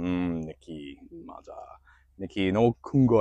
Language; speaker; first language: Korean; non-native, learner; English